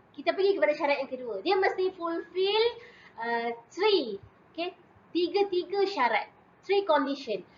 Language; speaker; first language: Malay; native; Malay